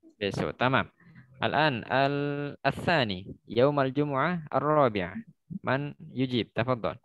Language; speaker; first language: Arabic; non-native, fluent; Indonesian